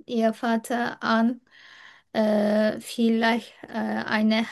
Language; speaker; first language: German; non-native, learner; Turkish